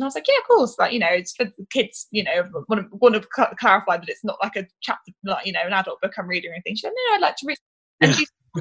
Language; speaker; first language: English; native; English